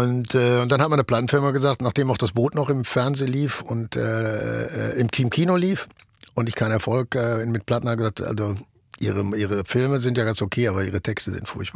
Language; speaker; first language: German; native; German